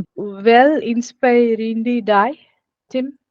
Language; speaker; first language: Danish; non-native, learner; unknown